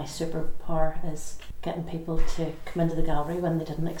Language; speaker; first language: English; native; English